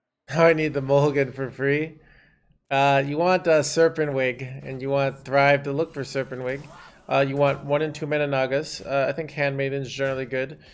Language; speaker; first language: English; native; English